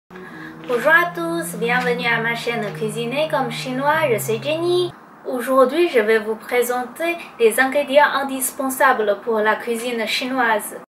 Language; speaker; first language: French; non-native, fluent; Chinese